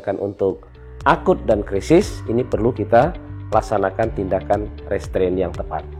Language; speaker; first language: Indonesian; native; Indonesian